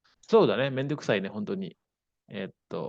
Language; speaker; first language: Japanese; non-native, fluent; Indonesian